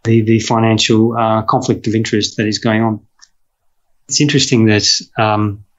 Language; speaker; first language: English; native; English